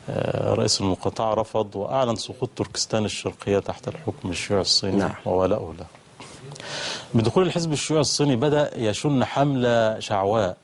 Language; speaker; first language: Arabic; native; Arabic